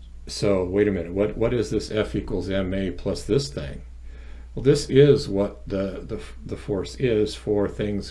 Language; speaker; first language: English; native; English